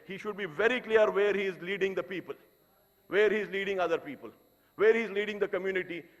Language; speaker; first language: English; non-native, local second language; Urdu